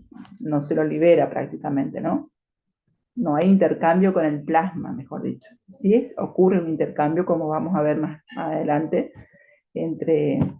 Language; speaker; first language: Spanish; native; Spanish